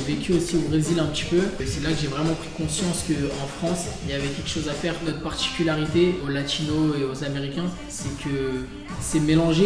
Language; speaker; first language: French; native; French